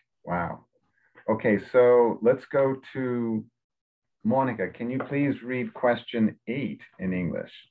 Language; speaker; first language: English; native; English